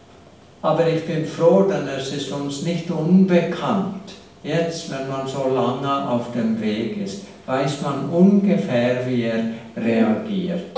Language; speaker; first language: German; non-native, fluent; English